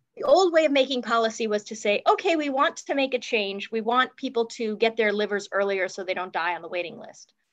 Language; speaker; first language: English; native; English